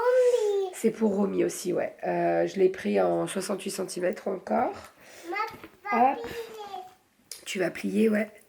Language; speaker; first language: French; native; French